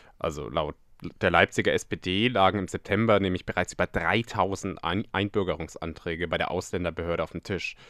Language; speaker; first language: German; native; German